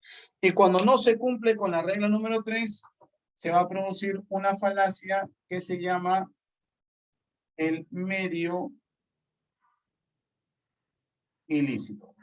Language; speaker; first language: Spanish; native; Spanish